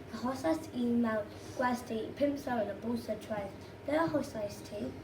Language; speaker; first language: Welsh; non-native, local second language; English